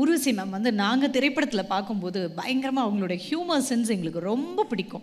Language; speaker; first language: Tamil; native; Tamil